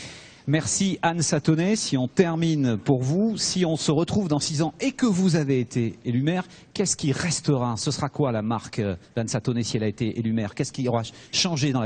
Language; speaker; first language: French; native; French